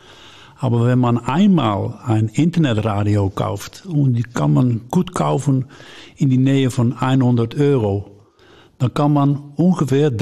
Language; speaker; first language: German; non-native, learner; Dutch